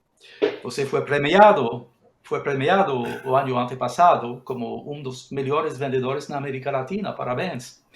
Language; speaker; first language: Portuguese; non-native, fluent; Spanish